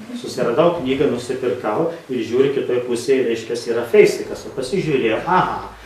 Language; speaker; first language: Lithuanian; native; Lithuanian